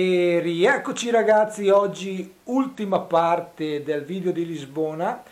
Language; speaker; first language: Italian; native; Italian